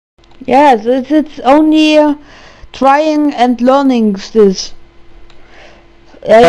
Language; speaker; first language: English; non-native, learner; German